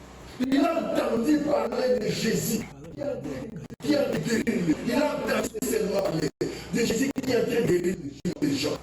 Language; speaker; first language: French; non-native, local second language; Lingala